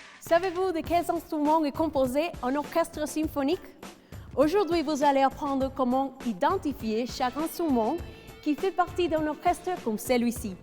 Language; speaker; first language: French; non-native, fluent; Spanish